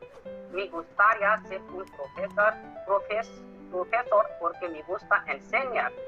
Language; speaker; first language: Spanish; non-native, learner; Hindi